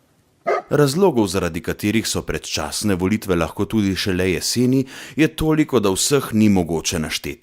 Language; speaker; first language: Slovenian; native; Slovenian